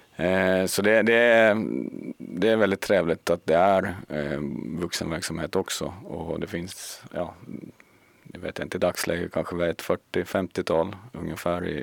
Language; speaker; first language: Swedish; native; Swedish